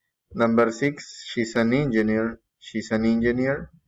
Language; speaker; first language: English; non-native, fluent; Spanish